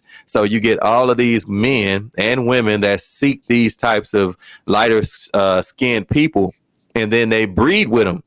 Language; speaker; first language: English; native; English